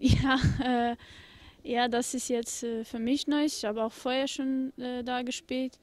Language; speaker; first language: German; non-native, fluent; Portuguese